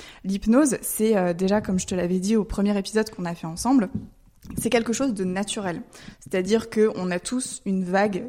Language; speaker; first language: French; native; French